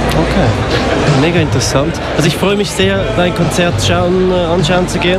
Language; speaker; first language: German; native; German